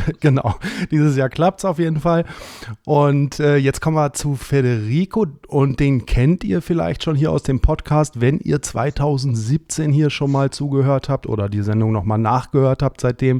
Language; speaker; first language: German; native; German